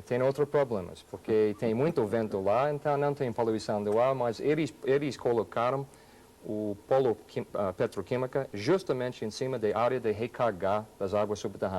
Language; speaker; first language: Portuguese; non-native, fluent; English